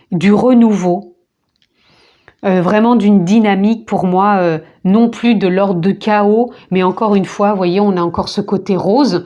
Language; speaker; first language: French; native; French